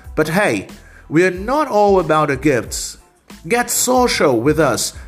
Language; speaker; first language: English; non-native, fluent; Portuguese